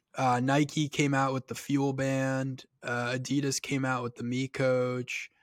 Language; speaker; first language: English; native; English